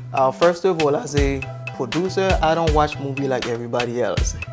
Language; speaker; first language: English; non-native, fluent; Haitian Creole